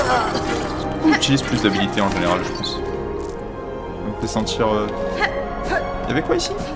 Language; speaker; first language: French; native; French